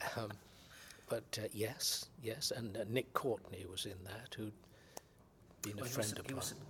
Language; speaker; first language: English; native; English